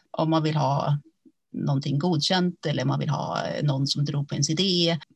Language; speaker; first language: Swedish; early bilingual, other home language; Finnish